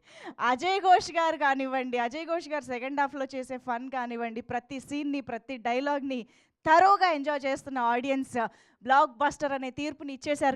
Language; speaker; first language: Telugu; native; Telugu